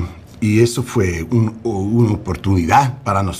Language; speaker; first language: Spanish; early bilingual, heritage; English